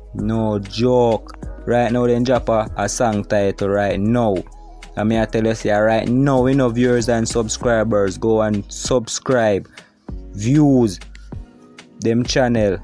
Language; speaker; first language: English; non-native, local second language; Jamaican Creole English